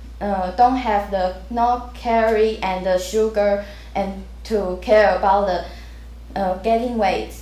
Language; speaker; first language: English; non-native, learner; Chinese